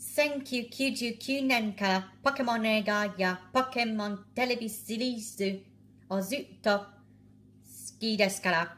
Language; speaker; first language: Japanese; non-native, learner; English